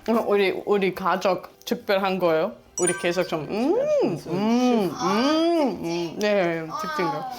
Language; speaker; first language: Korean; non-native, learner; German